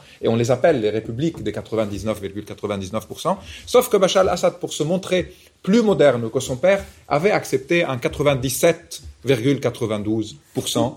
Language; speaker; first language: French; non-native, local second language; Arabic